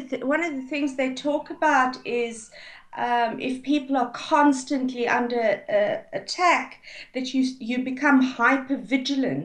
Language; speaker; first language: English; native; English